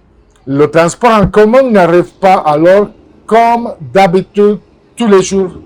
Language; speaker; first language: French; non-native, fluent; Spanish